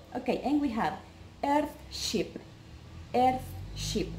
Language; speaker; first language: English; non-native, fluent; Spanish